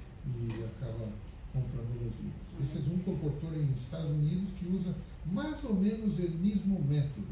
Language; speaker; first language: Spanish; non-native, fluent; Portuguese